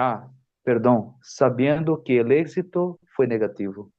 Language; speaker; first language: Spanish; non-native, fluent; Portuguese